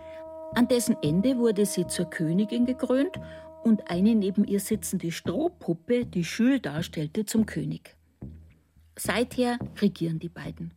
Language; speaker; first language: German; native; German